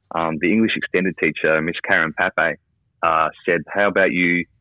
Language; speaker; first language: English; native; English